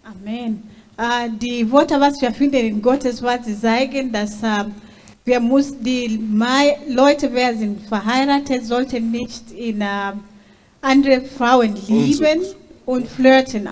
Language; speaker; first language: German; non-native, learner; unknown